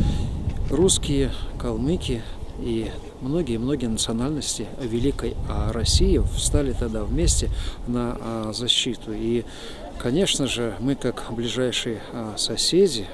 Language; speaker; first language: Russian; native; Russian